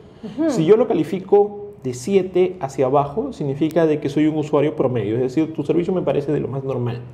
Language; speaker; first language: Spanish; native; Spanish